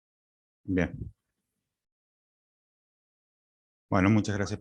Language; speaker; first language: Spanish; native; Spanish